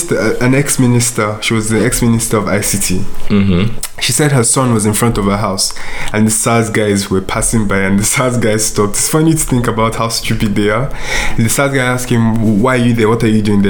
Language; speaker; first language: English; non-native, local second language; Yoruba